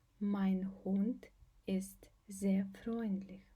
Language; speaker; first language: German; non-native, fluent; Ukrainian